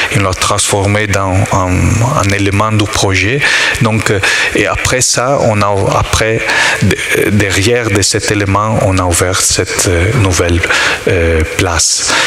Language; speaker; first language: French; non-native, learner; Italian